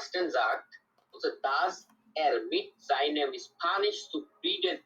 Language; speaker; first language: German; non-native, learner; Bangla